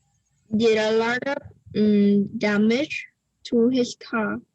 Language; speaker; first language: English; non-native, learner; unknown